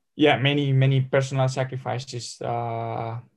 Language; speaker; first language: English; non-native, fluent; Spanish